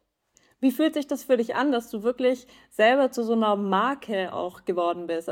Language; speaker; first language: German; native; German